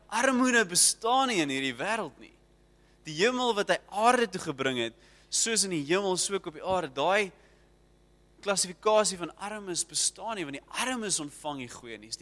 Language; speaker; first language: Afrikaans; native; Afrikaans